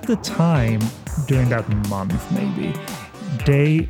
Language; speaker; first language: English; non-native, fluent; Swedish